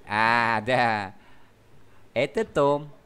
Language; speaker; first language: Russian; non-native, fluent; Vietnamese